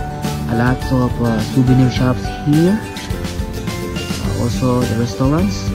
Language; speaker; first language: English; non-native, learner; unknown